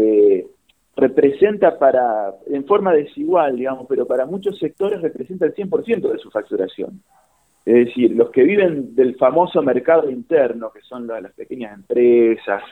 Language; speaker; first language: Spanish; native; Spanish